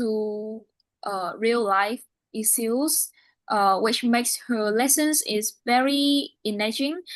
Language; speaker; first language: English; non-native, learner; Vietnamese